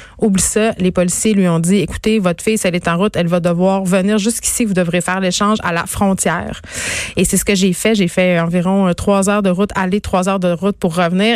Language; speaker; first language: French; native; French